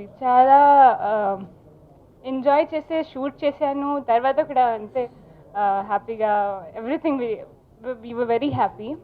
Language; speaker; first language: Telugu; non-native, fluent; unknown